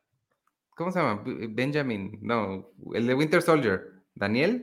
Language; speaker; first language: Spanish; native; Spanish